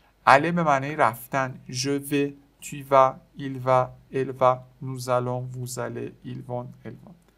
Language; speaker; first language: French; non-native, fluent; Persian